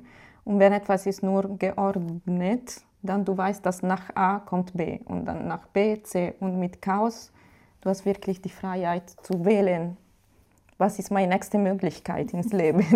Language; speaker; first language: German; non-native, fluent; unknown